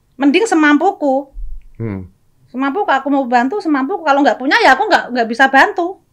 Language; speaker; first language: Indonesian; native; Indonesian